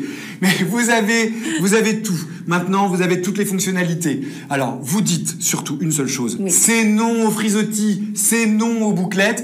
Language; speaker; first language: French; native; French